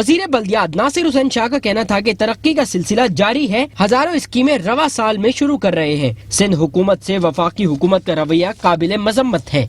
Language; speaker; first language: Urdu; native; Urdu